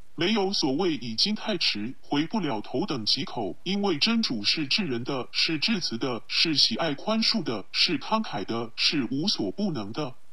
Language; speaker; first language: Chinese; non-native, local second language; Cantonese